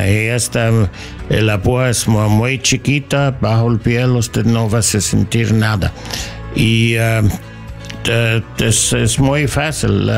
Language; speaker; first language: Spanish; non-native, learner; English